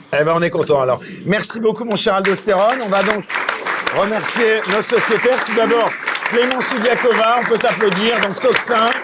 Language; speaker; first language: French; native; French